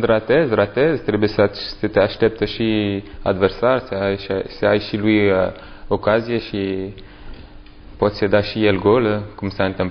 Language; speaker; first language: Romanian; non-native, learner; French